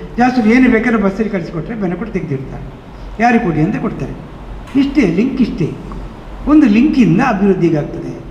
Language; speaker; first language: Kannada; native; Kannada